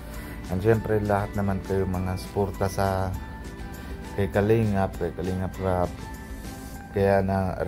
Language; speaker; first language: Filipino; non-native, learner; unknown